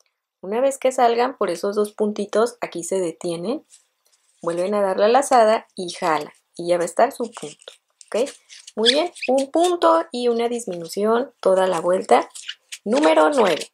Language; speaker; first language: Spanish; native; Spanish